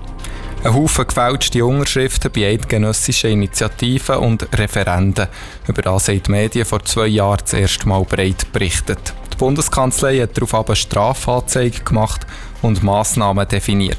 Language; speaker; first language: German; native; German